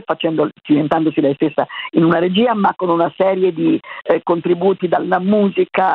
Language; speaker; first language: Italian; native; Italian